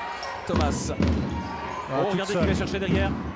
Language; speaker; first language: French; native; French